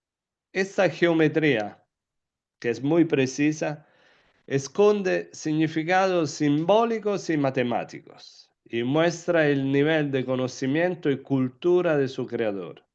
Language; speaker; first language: Spanish; non-native, fluent; Italian